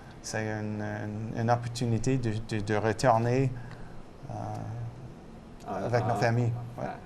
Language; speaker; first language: French; non-native, local second language; English